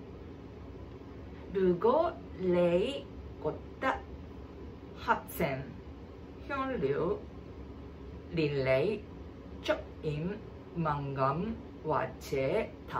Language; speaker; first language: Cantonese; non-native, learner; Japanese